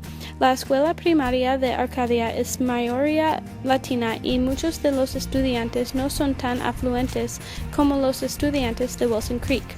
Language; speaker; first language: Spanish; early bilingual, heritage; English